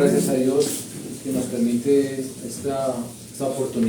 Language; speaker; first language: Spanish; native; Spanish